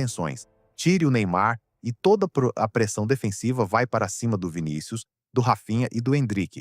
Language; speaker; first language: Portuguese; native; Portuguese